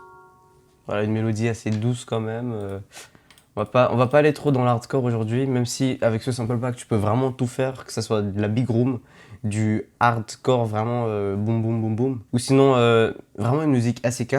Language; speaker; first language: French; native; French